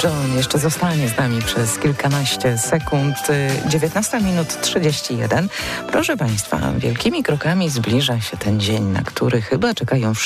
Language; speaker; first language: Polish; native; Polish